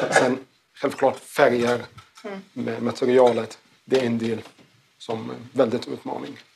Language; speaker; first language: Swedish; non-native, learner; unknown